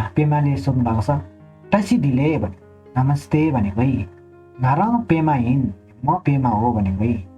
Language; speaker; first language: Nepali; non-native, local second language; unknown